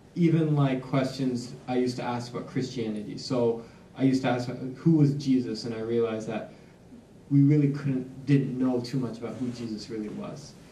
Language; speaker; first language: English; native; English